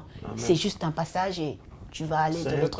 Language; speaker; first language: French; non-native, local second language; Lingala